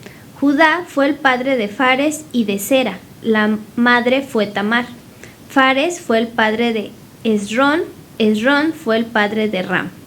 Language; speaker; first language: Spanish; native; Spanish